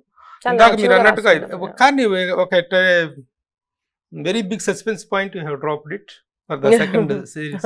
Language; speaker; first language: Telugu; native; Telugu